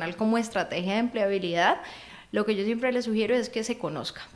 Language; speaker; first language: Spanish; native; Spanish